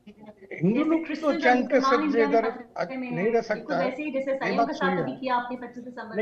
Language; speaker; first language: Hindi; non-native, local second language; Bangla